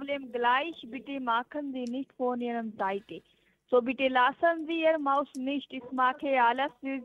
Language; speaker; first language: German; non-native, learner; Hindi